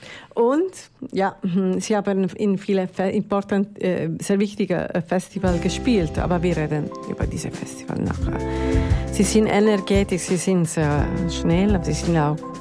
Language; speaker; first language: German; non-native, learner; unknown